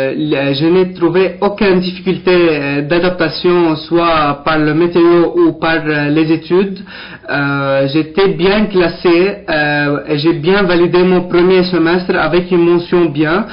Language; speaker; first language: French; non-native, local second language; Arabic